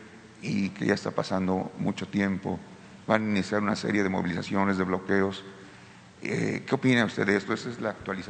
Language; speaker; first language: Spanish; native; Spanish